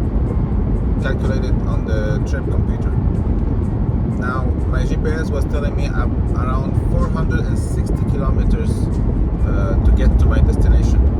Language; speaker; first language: English; non-native, fluent; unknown